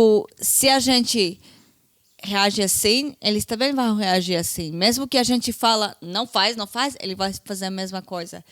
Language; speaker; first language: Portuguese; non-native, fluent; Hebrew